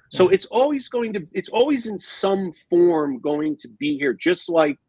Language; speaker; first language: English; native; English